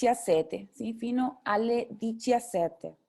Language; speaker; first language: Italian; non-native, fluent; Spanish